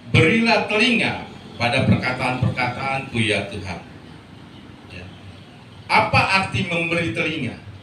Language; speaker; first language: Indonesian; native; Indonesian